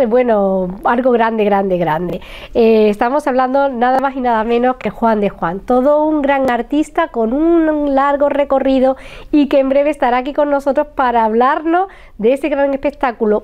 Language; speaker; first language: Spanish; native; Spanish